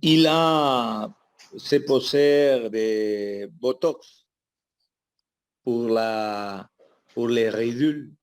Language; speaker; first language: French; non-native, learner; Spanish